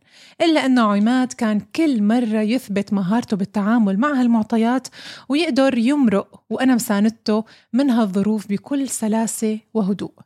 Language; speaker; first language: Arabic; native; Arabic